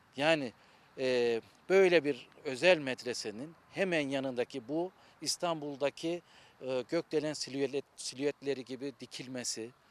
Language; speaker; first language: Turkish; native; Turkish